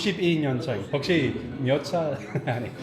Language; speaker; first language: Korean; non-native, learner; Dutch